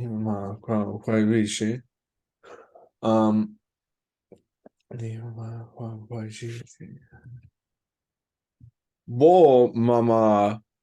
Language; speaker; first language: Chinese; non-native, learner; English